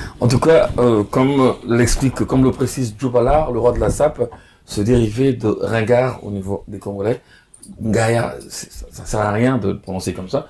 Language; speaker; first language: French; non-native, local second language; Lingala